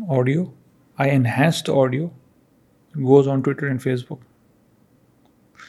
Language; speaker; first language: Urdu; native; Urdu